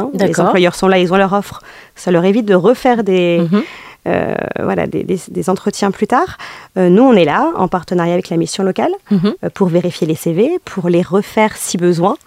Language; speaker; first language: French; native; French